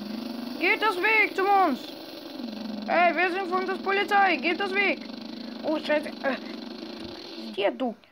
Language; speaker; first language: German; non-native, learner; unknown